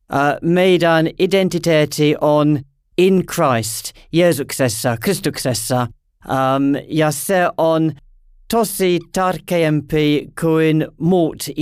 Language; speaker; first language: Finnish; non-native, learner; English